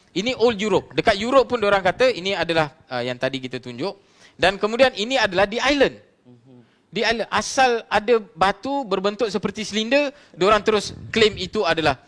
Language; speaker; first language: Malay; non-native, local second language; Tamil